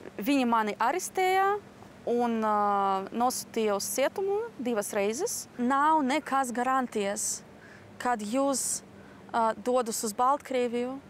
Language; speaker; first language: Latvian; non-native, learner; Belarusian